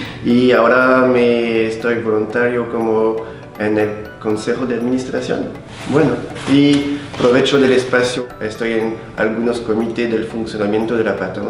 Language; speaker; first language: Spanish; non-native, fluent; French